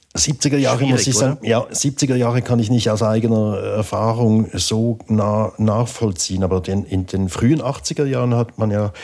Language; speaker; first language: German; native; German